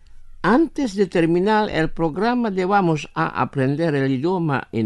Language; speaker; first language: Spanish; non-native, fluent; Indonesian